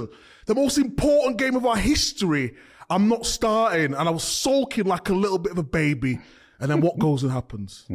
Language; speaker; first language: English; native; English